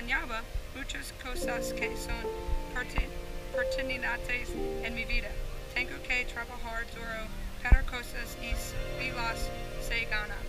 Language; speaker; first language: Spanish; non-native, learner; English